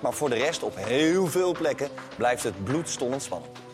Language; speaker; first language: Dutch; native; Dutch